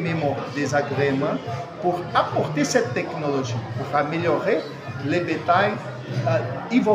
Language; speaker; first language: French; non-native, fluent; Portuguese